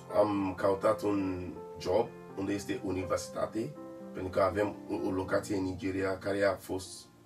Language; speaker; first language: Romanian; non-native, learner; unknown